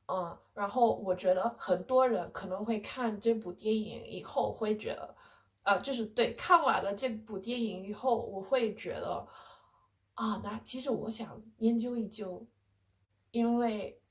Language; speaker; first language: Chinese; non-native, fluent; English